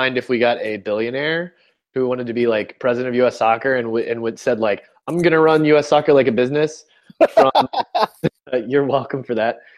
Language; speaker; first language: English; native; English